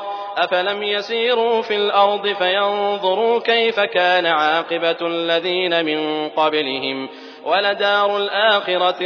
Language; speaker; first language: Arabic; native; Arabic